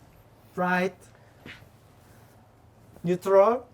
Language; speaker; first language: Korean; native; Korean